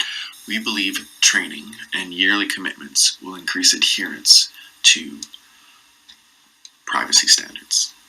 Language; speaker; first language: English; native; English